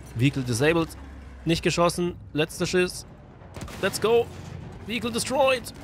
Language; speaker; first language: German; native; German